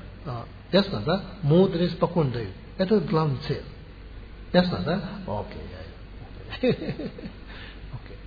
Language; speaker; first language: Russian; non-native, learner; Tibetan